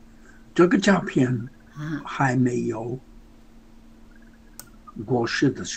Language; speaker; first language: Chinese; non-native, learner; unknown